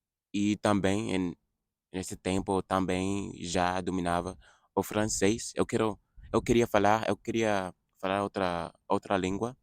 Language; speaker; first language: Portuguese; non-native, fluent; English